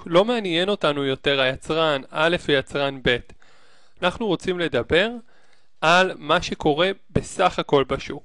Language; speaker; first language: Hebrew; native; Hebrew